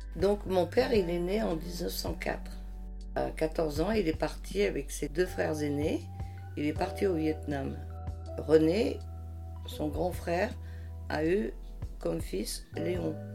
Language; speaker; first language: French; early bilingual, heritage; French